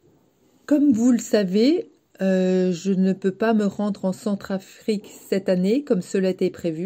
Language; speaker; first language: French; native; French